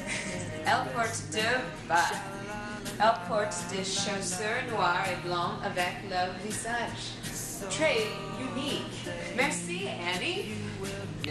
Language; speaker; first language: French; non-native, learner; English